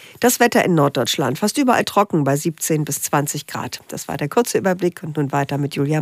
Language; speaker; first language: German; native; German